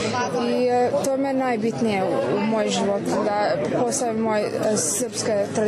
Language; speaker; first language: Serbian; early bilingual, heritage; English